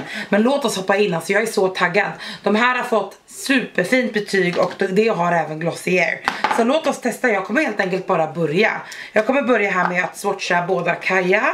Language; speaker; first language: Swedish; native; Swedish